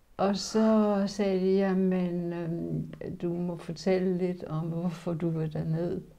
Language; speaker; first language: Danish; early bilingual, other home language; Polish